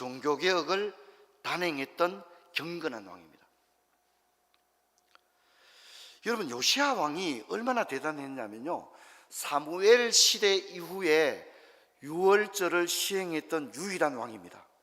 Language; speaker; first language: Korean; native; Korean